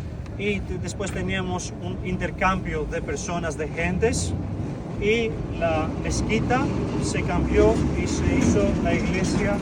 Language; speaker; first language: Spanish; non-native, fluent; Greek